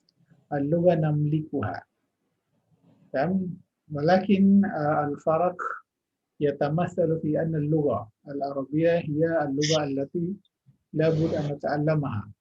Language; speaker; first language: Arabic; non-native, fluent; Indonesian